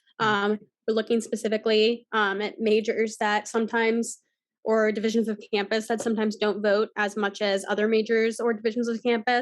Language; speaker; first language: English; native; English